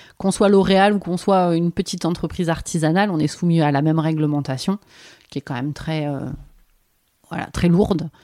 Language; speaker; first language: French; native; French